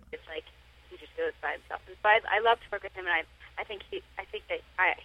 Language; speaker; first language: English; native; English